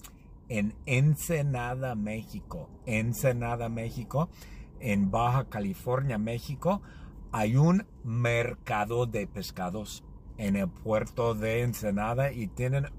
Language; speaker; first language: Spanish; non-native, learner; English